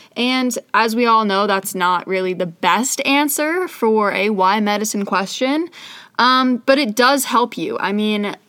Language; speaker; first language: English; native; English